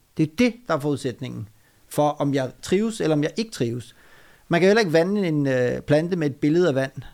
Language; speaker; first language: Danish; early bilingual, other home language; Urdu